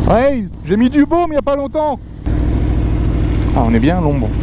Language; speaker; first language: French; native; French